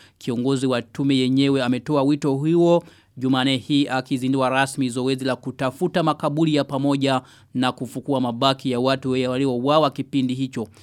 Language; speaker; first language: Swahili; non-native, local second language; Rundi